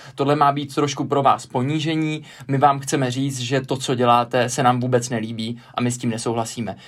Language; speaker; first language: Czech; native; Czech